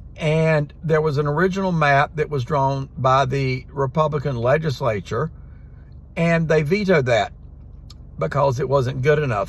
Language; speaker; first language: English; native; English